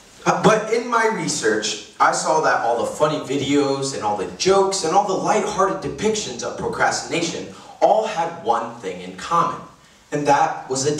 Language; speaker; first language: English; native; English